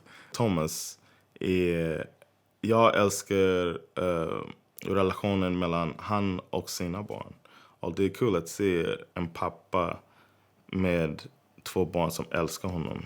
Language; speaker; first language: Swedish; non-native, fluent; English